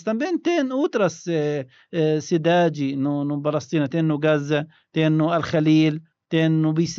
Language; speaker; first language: Portuguese; non-native, learner; Arabic